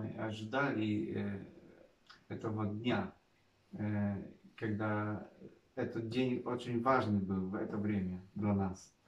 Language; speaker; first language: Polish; non-native, learner; Russian